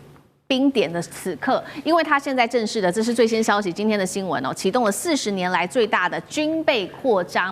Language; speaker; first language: Chinese; native; Chinese